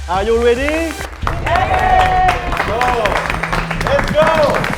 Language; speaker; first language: English; non-native, fluent; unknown